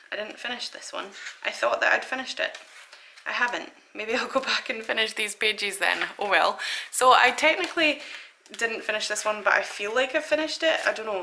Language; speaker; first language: English; native; English